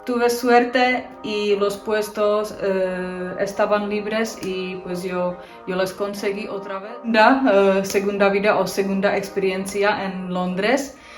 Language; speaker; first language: Spanish; non-native, fluent; Czech